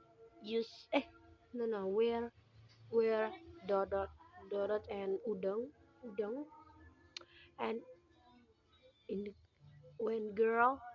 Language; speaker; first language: English; non-native, local second language; Indonesian